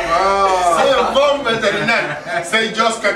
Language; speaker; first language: French; non-native, learner; Spanish